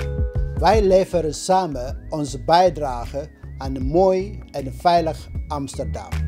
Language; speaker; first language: Dutch; non-native, fluent; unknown